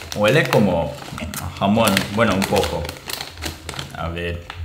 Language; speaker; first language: Spanish; non-native, learner; Japanese